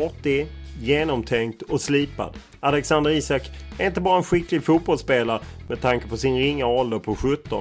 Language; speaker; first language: Swedish; native; Swedish